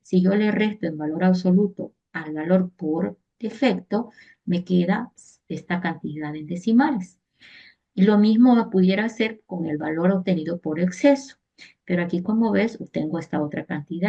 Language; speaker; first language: Spanish; native; Spanish